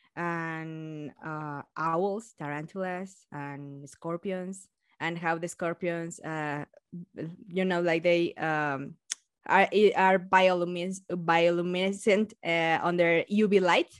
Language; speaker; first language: English; non-native, fluent; Spanish